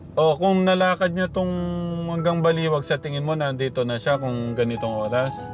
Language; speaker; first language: Filipino; native; Filipino